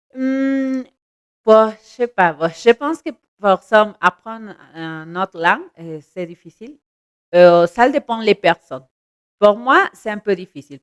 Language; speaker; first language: French; non-native, learner; Spanish